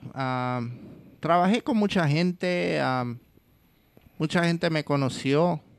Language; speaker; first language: Spanish; early bilingual, heritage; Spanish